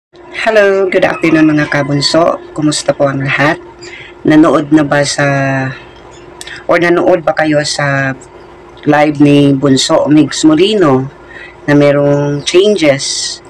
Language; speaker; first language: Filipino; native; Filipino